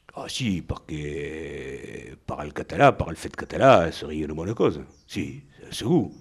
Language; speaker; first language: Catalan; non-native, local second language; French